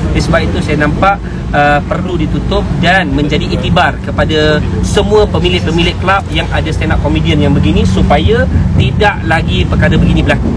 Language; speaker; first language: Malay; native; Malay